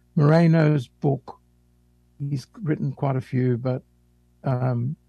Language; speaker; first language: English; native; English